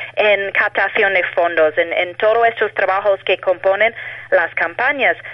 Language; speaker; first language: Spanish; non-native, fluent; English